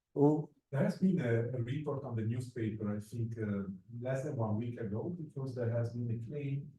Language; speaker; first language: English; non-native, fluent; Italian